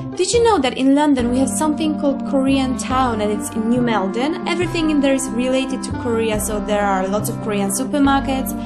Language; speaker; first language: English; non-native, fluent; Polish